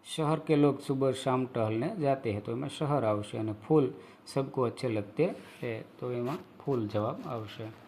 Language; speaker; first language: Hindi; non-native, local second language; Gujarati